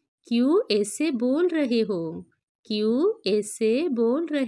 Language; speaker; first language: Hindi; non-native, local second language; Telugu